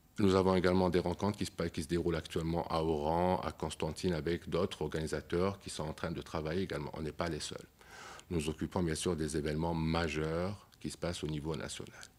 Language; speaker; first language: French; non-native, local second language; Arabic